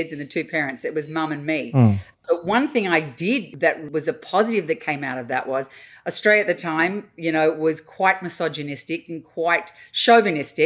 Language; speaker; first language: English; native; English